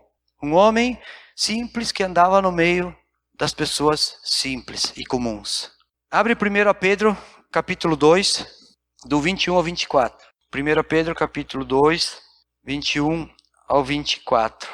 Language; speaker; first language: Portuguese; native; Portuguese